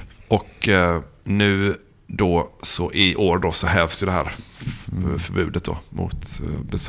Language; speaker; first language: Swedish; native; Swedish